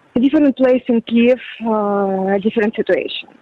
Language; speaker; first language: English; non-native, learner; Ukrainian